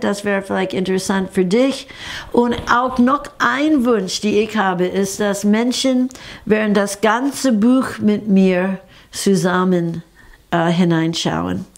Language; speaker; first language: German; non-native, fluent; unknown